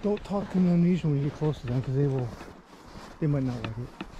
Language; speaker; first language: English; native; English